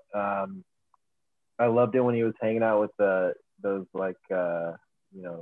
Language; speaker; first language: English; native; English